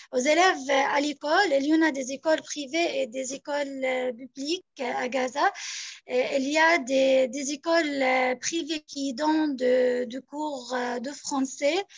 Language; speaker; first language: French; non-native, fluent; Arabic